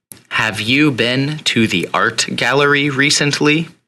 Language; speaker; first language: English; native; English